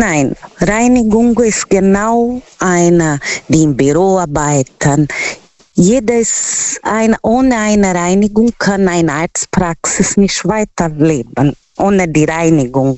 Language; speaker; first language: German; non-native, fluent; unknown